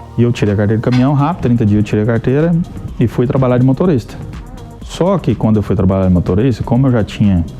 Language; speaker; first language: Portuguese; native; Portuguese